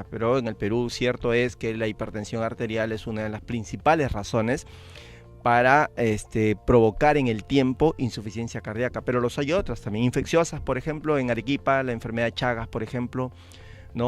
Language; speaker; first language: Spanish; native; Spanish